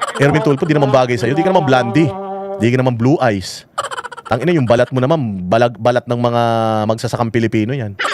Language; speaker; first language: Filipino; native; Filipino